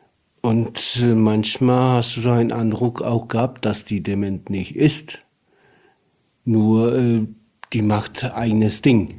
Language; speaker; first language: German; non-native, learner; Polish